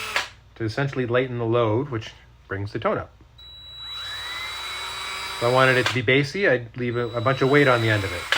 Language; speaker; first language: English; native; English